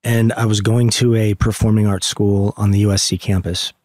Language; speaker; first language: English; native; English